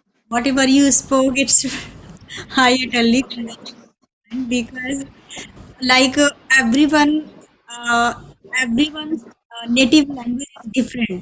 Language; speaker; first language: English; non-native, learner; Hindi